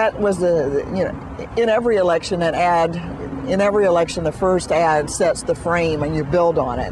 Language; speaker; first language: English; native; English